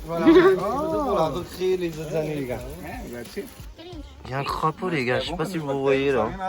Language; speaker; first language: French; native; French